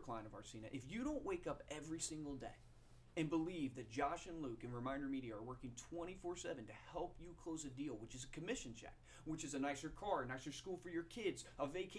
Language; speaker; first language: English; native; English